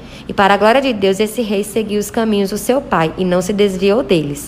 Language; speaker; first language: Portuguese; native; Portuguese